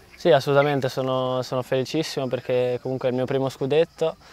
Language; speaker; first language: Italian; native; Italian